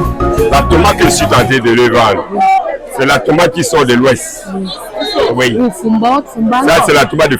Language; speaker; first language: French; non-native, local second language; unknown